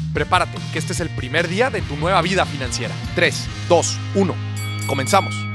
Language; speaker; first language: Spanish; native; Spanish